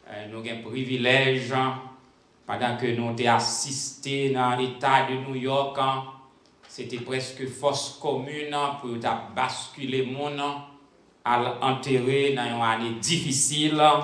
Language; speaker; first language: French; native; French